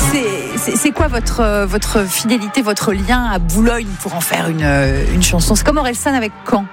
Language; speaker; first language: French; native; French